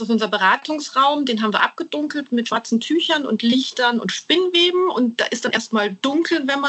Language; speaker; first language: German; native; German